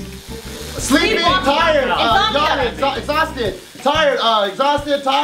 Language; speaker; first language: English; native; English